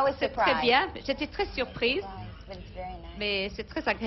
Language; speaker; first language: French; non-native, learner; English